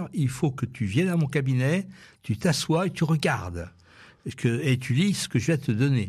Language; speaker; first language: French; native; French